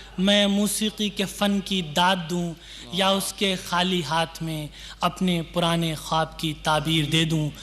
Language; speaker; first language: Urdu; native; Urdu